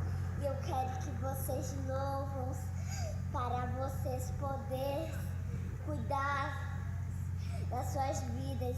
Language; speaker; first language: Portuguese; non-native, local second language; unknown